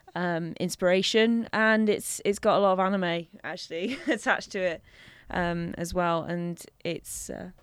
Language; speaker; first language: English; native; English